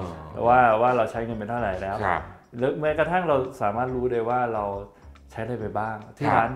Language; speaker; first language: Thai; native; Thai